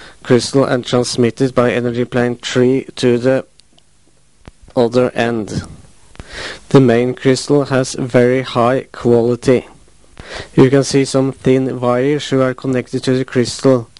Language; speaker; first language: English; non-native, fluent; Norwegian